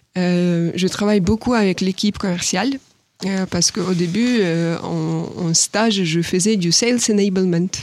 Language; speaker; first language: French; non-native, fluent; Ukrainian